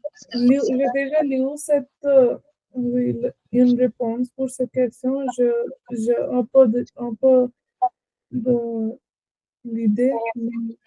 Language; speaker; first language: French; non-native, learner; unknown